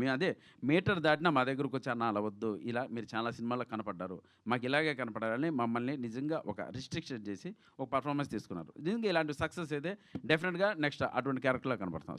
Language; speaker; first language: Telugu; native; Telugu